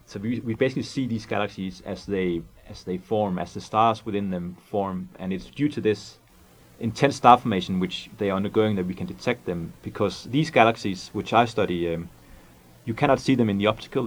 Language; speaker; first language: English; non-native, fluent; Danish